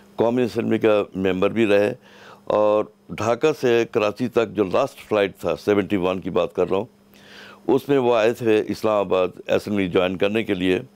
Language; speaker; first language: Urdu; native; Urdu